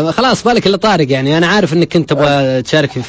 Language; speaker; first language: Arabic; native; Arabic